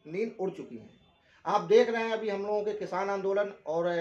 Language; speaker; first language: Hindi; native; Hindi